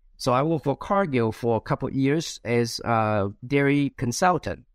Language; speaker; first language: English; non-native, fluent; Chinese